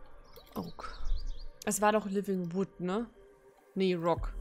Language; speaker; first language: German; native; German